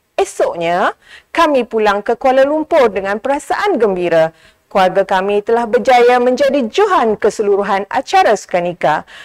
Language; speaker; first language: Malay; native; Malay